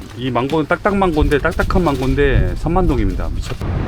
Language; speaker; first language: Korean; native; Korean